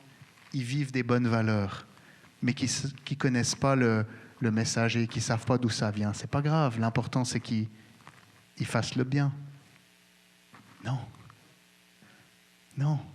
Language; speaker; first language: French; native; French